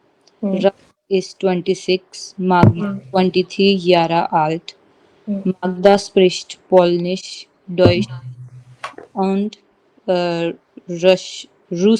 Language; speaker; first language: German; non-native, learner; Hindi